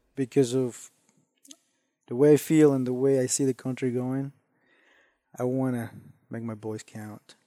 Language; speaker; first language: English; non-native, fluent; Spanish